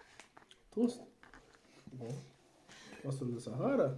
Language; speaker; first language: German; non-native, fluent; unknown